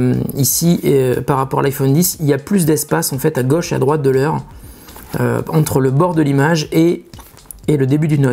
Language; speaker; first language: French; native; French